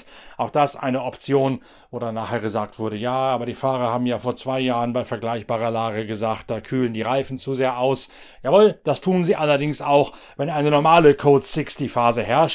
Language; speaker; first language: German; native; German